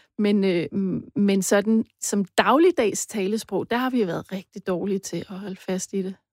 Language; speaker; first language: Danish; native; Danish